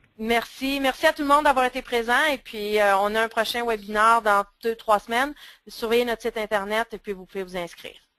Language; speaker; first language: French; native; French